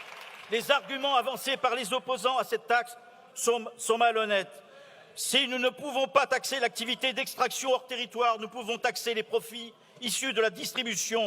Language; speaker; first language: French; native; French